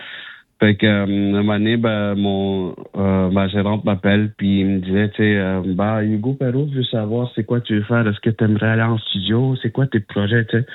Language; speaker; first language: French; non-native, local second language; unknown